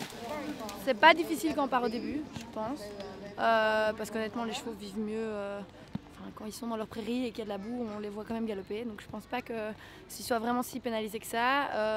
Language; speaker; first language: French; native; French